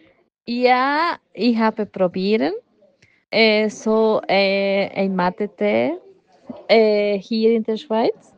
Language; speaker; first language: German; non-native, learner; Spanish